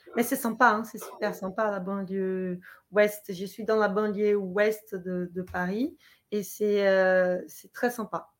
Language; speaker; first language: French; non-native, fluent; Portuguese